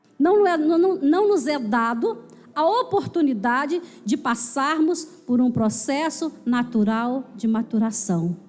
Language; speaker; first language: Portuguese; native; Portuguese